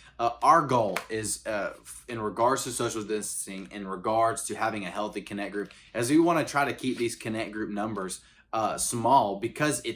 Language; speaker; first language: English; native; English